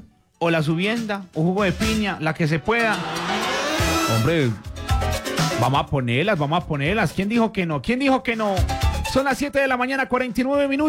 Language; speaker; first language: Spanish; native; Spanish